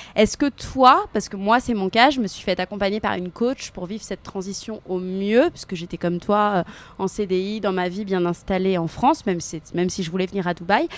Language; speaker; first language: French; native; French